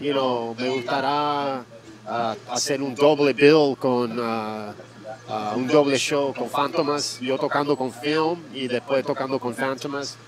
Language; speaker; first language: Spanish; early bilingual, heritage; Spanish